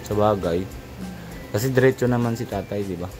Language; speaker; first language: Filipino; non-native, fluent; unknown